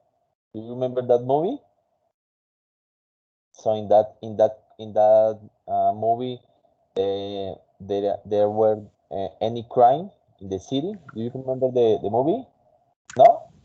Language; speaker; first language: English; non-native, fluent; Spanish